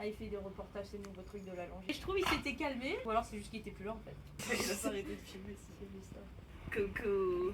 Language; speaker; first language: French; native; French